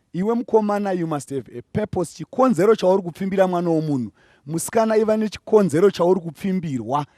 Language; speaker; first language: Shona; native; Shona